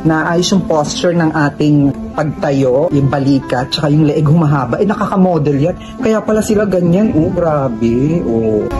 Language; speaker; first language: Filipino; native; Filipino